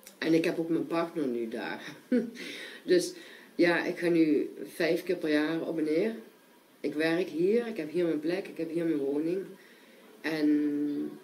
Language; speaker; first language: Dutch; native; Dutch